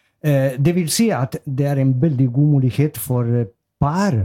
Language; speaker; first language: Norwegian; non-native, learner; Spanish